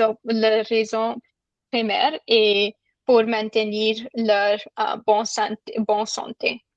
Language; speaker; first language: French; non-native, learner; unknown